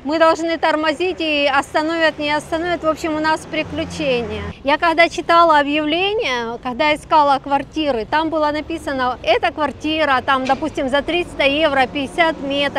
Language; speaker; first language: Russian; native; Russian